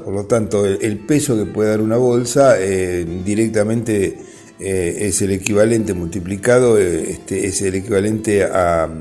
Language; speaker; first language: Spanish; native; Spanish